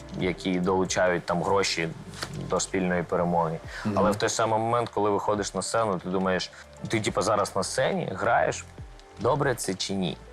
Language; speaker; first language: Ukrainian; non-native, local second language; Russian